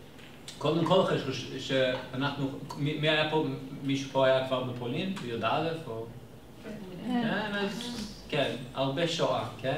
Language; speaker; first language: Hebrew; non-native, fluent; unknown